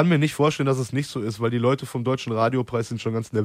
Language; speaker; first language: German; native; German